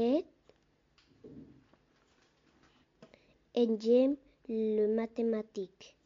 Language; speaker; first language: French; non-native, learner; Spanish